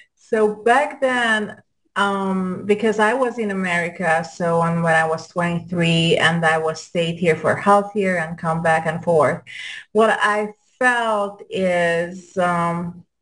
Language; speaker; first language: English; non-native, fluent; Hungarian